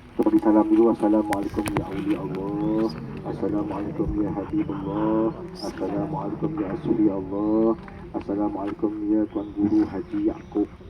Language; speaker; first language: Malay; native; Malay